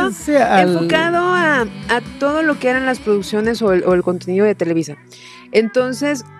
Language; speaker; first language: Spanish; native; Spanish